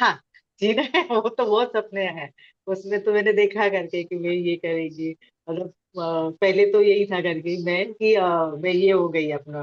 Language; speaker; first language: Hindi; non-native, local second language; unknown